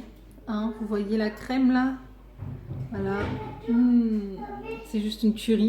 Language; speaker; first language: French; native; French